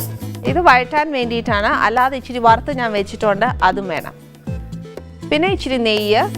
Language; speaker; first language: Malayalam; native; Malayalam